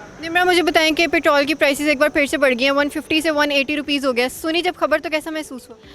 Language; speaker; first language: Urdu; native; Urdu